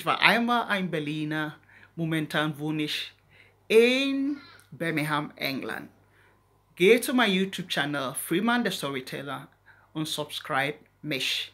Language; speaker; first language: German; non-native, learner; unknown